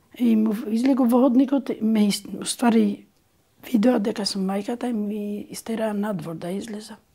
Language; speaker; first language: Macedonian; non-native, local second language; Albanian